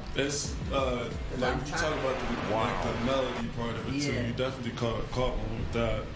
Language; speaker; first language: English; native; English